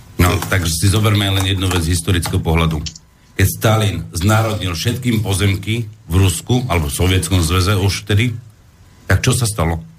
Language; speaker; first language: Slovak; non-native, fluent; Arabic